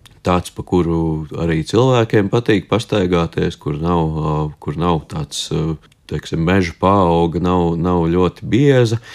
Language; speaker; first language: Latvian; native; Latvian